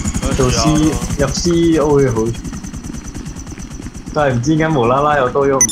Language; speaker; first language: Chinese; native; Chinese